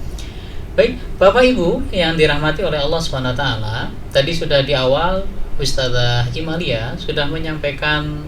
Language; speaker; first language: Indonesian; native; Indonesian